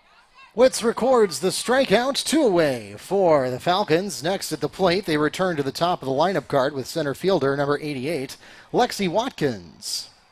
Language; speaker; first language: English; native; English